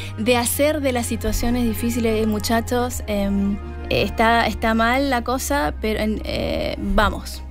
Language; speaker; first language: Spanish; native; Spanish